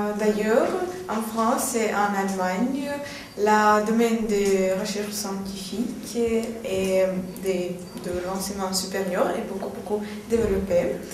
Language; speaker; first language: French; non-native, fluent; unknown